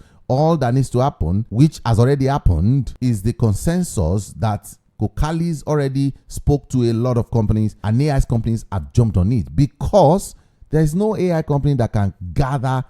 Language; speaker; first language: English; non-native, local second language; Yoruba